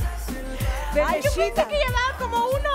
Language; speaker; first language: Spanish; native; Spanish